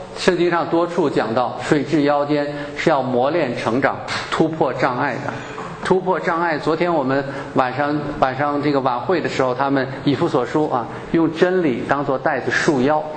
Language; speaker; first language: Chinese; native; Chinese